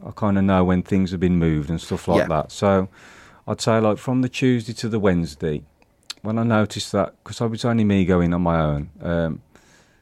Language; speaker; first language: English; native; English